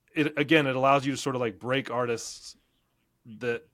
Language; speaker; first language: English; native; English